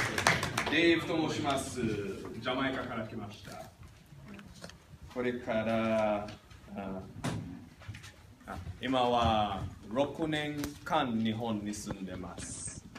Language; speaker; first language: Japanese; non-native, learner; English